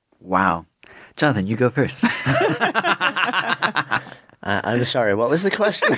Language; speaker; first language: English; native; English